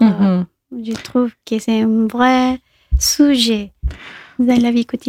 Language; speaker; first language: French; non-native, fluent; Spanish